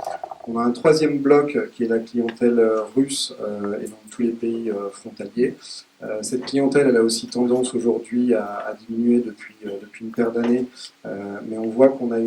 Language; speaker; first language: French; native; French